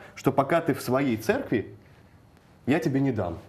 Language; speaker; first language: Russian; native; Russian